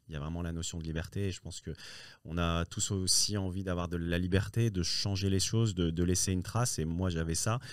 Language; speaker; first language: French; early bilingual, other home language; Riffian